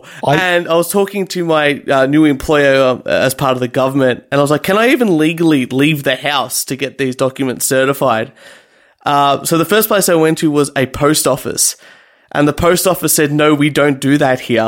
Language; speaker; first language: English; native; English